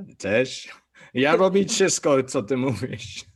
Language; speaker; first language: Polish; non-native, learner; English